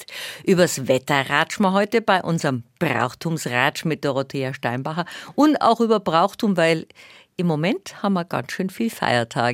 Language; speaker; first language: German; native; German